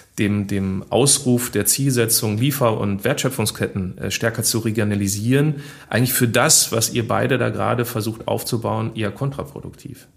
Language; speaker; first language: German; native; German